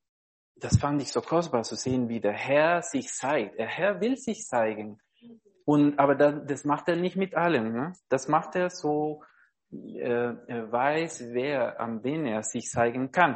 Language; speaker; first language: German; non-native, fluent; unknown